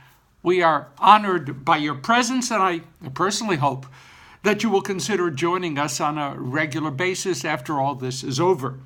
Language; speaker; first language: English; native; English